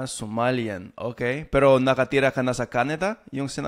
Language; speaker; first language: Filipino; non-native, fluent; English